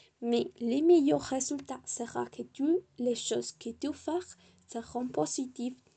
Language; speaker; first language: French; non-native, learner; Spanish